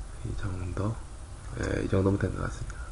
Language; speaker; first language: Korean; native; Korean